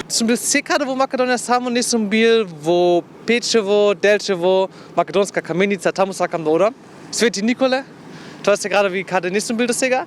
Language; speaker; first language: Macedonian; non-native, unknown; German